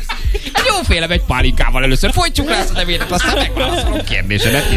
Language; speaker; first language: Hungarian; native; Hungarian